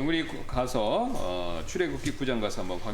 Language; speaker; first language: Korean; native; Korean